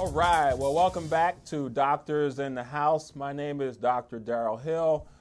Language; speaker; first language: English; native; English